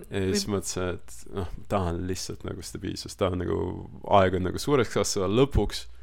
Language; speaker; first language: Estonian; early bilingual, other home language; Russian